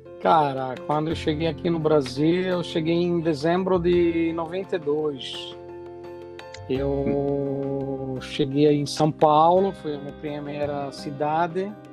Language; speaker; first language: Portuguese; non-native, fluent; Italian